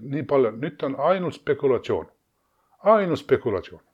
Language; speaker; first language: Estonian; non-native, fluent; Swedish